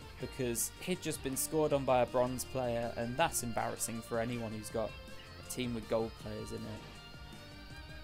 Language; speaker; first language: English; native; English